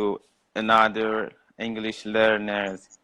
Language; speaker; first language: English; non-native, learner; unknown